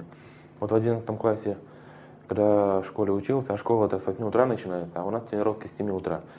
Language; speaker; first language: Russian; native; Russian